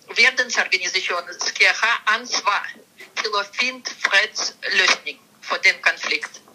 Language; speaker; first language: Danish; non-native, fluent; Russian